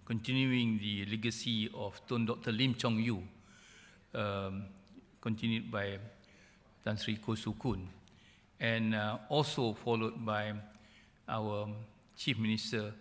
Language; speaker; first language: English; non-native, local second language; Malay